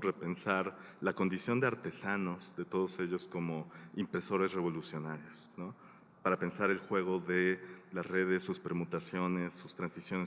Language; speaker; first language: Spanish; native; Spanish